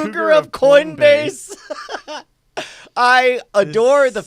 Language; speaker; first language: English; native; English